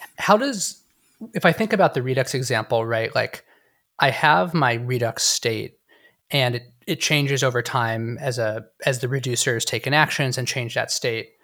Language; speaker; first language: English; native; English